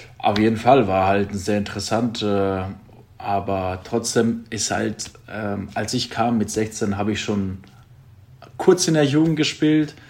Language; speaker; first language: German; non-native, fluent; Greek